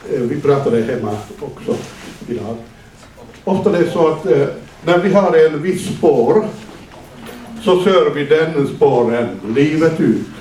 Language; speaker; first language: Swedish; non-native, fluent; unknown